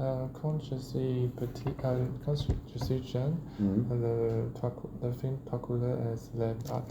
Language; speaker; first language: French; non-native, learner; Chinese